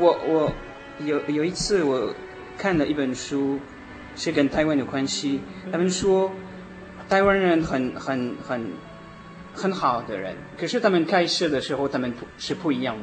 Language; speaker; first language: Chinese; non-native, learner; French